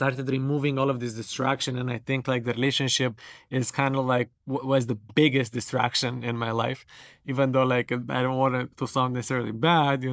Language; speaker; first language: English; non-native, fluent; Romanian